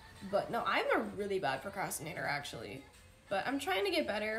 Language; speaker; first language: English; native; English